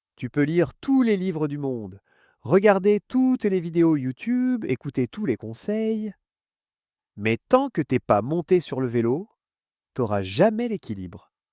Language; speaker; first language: French; non-native, fluent; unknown